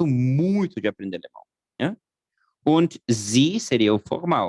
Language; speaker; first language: Portuguese; non-native, fluent; German